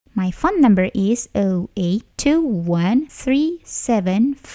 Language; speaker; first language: English; non-native, learner; Indonesian